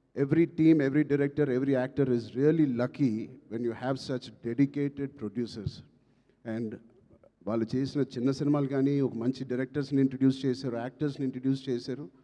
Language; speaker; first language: Telugu; native; Telugu